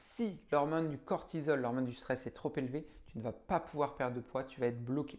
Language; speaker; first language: French; native; French